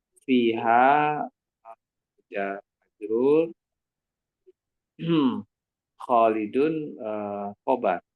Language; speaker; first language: Arabic; non-native, learner; Indonesian